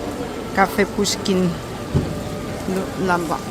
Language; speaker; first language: French; non-native, fluent; Russian